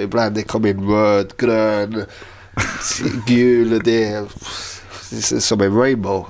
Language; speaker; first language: Swedish; non-native, learner; English